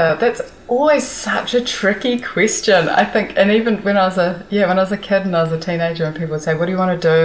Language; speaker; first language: English; native; English